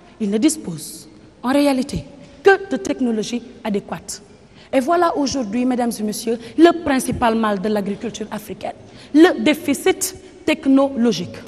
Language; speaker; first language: French; non-native, local second language; Wolof